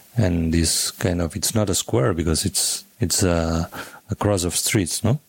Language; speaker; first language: English; non-native, fluent; Catalan